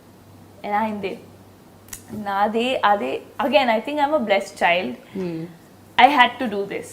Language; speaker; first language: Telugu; non-native, local second language; Hindi